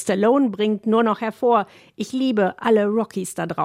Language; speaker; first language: German; native; German